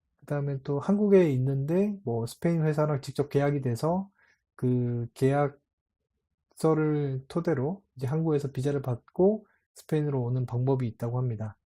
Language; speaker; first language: Korean; native; Korean